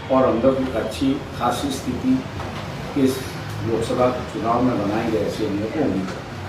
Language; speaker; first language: Hindi; non-native, local second language; Marathi